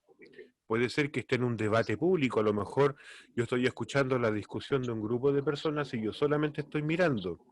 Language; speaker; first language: Spanish; native; Spanish